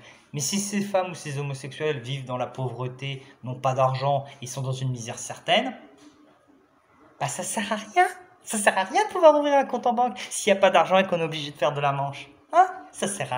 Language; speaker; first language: French; native; French